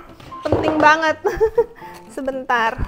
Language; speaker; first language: Indonesian; native; Indonesian